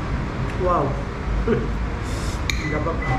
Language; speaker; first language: Indonesian; non-native, learner; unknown